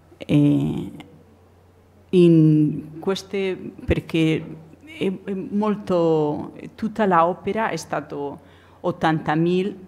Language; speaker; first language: Italian; non-native, learner; Spanish